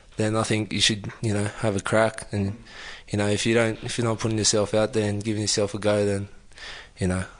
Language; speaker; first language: English; native; English